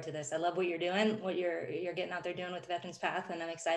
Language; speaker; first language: English; native; English